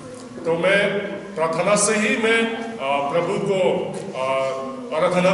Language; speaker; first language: Hindi; non-native, local second language; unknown